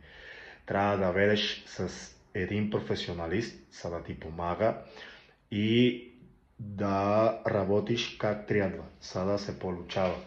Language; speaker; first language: Bulgarian; non-native, learner; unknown